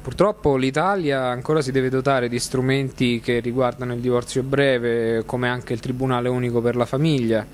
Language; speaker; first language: Italian; native; Italian